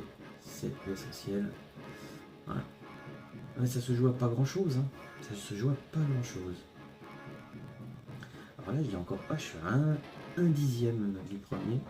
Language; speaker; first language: French; native; French